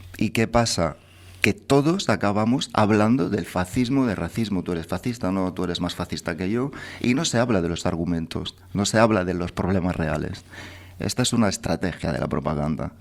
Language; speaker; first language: Spanish; non-native, fluent; Italian